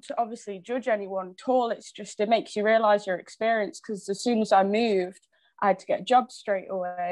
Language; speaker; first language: English; native; English